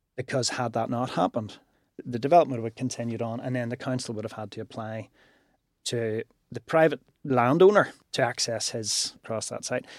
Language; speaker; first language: English; native; English